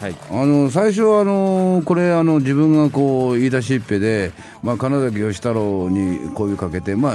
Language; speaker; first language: Japanese; native; Japanese